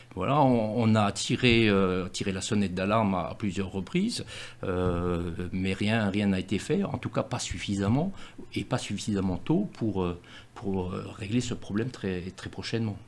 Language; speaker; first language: French; native; French